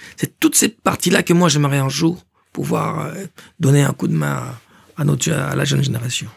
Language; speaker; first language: French; non-native, local second language; Lingala